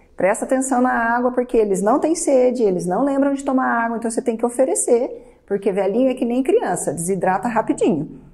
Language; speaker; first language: Portuguese; native; Portuguese